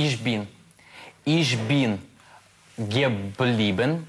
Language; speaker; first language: German; non-native, learner; Russian